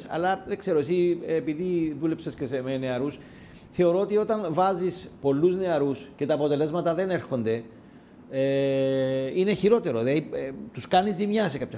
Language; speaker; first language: Greek; native; Greek